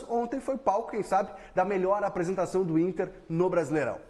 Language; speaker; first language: Portuguese; native; Portuguese